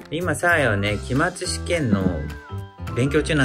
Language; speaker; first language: Japanese; native; Japanese